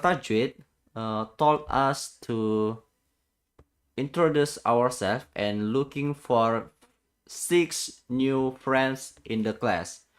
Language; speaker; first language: English; non-native, learner; Indonesian